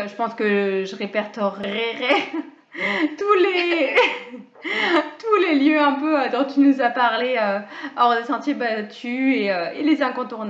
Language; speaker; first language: French; native; French